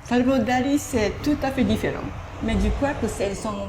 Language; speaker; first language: French; non-native, learner; Japanese